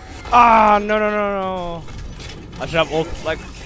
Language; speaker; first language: English; non-native, fluent; Finnish